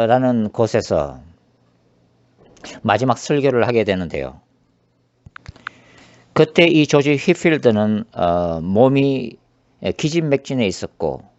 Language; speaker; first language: Korean; native; Korean